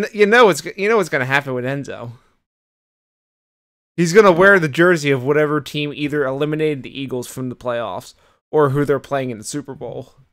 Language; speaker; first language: English; native; English